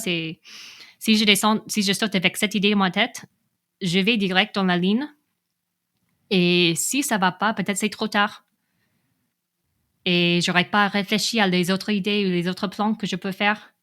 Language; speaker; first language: French; non-native, fluent; English